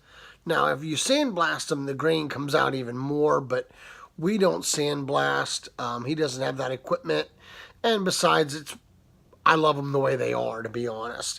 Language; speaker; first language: English; native; English